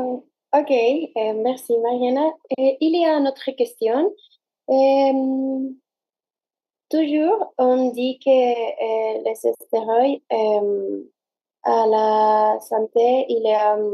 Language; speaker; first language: French; non-native, learner; Spanish